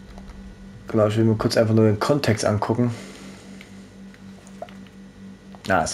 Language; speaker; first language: German; native; German